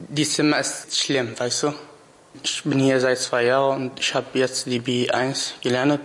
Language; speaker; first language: German; non-native, learner; Arabic